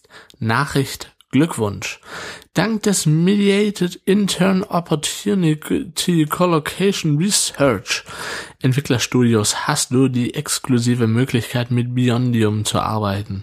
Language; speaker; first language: German; native; German